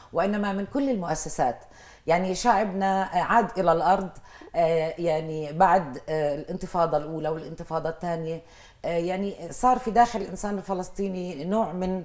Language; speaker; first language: Arabic; native; Arabic